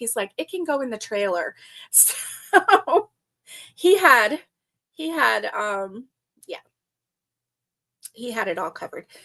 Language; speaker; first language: English; native; English